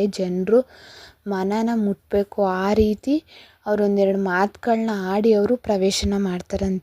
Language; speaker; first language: Kannada; native; Kannada